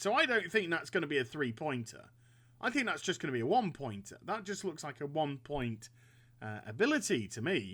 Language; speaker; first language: English; native; English